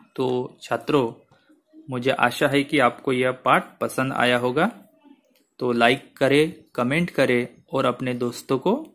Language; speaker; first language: Hindi; non-native, local second language; Marathi